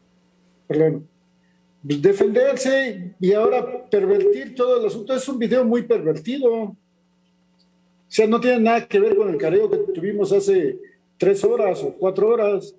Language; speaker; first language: Spanish; native; Spanish